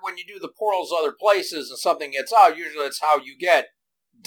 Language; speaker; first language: English; native; English